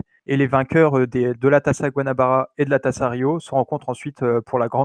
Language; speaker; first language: French; native; French